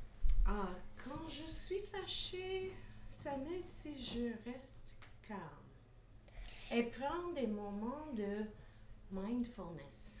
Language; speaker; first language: French; non-native, fluent; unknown